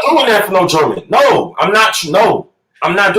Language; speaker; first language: English; native; English